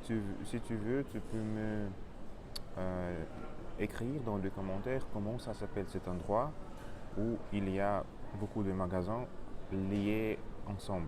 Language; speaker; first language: French; non-native, learner; Russian